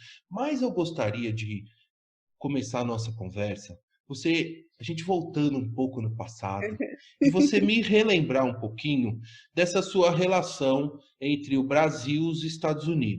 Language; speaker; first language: Portuguese; native; Portuguese